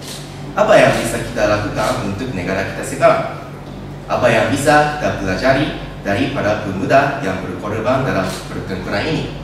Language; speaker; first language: Indonesian; non-native, learner; Japanese